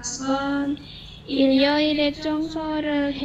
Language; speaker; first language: Korean; non-native, learner; Indonesian